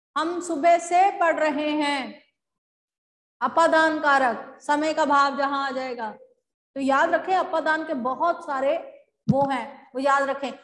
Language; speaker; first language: Hindi; native; Hindi